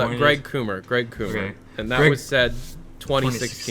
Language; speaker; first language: English; native; English